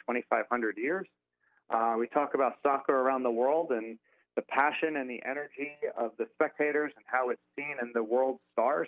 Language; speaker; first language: English; native; English